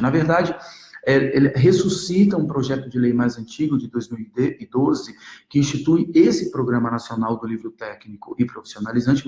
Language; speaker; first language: Portuguese; native; Portuguese